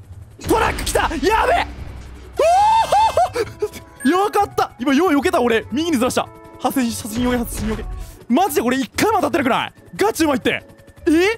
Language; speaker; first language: Japanese; native; Japanese